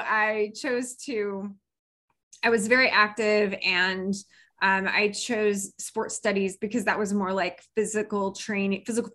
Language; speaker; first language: English; native; English